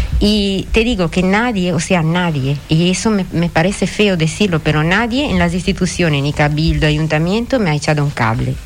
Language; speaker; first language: Spanish; non-native, fluent; Italian